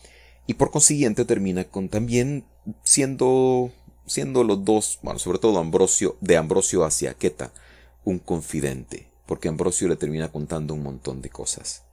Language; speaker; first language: Spanish; native; Spanish